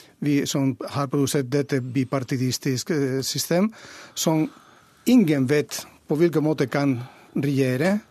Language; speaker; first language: Norwegian; non-native, fluent; Catalan